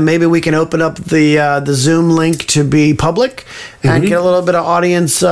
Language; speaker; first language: English; native; English